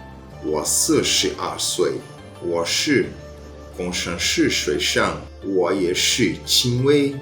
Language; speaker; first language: Chinese; non-native, learner; Portuguese